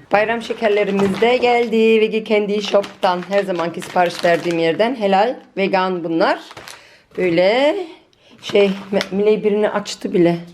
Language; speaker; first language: Turkish; early bilingual, heritage; Turkish